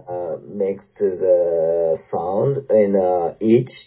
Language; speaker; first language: English; non-native, learner; Japanese